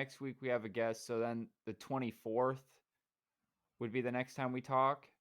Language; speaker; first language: English; native; English